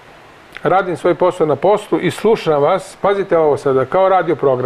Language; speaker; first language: Croatian; native; Croatian